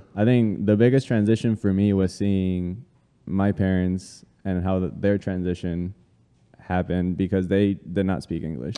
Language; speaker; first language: English; early bilingual, other home language; Spanish